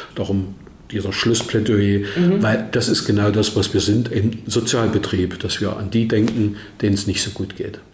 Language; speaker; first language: German; native; German